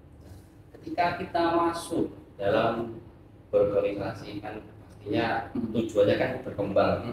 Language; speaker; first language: Indonesian; native; Indonesian